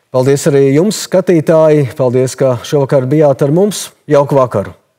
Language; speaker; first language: Latvian; native; Latvian